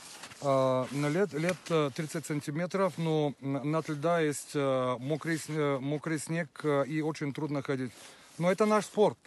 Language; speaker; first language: Russian; non-native, learner; Bulgarian